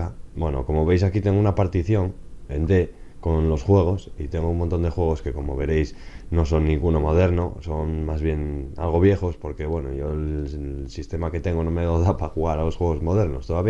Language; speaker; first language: Spanish; native; Spanish